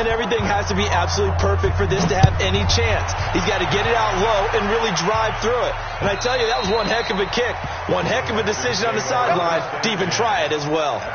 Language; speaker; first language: English; native; English